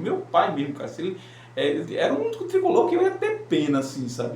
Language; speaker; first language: Portuguese; native; Portuguese